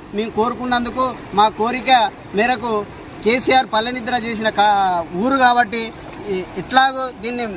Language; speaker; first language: Telugu; native; Telugu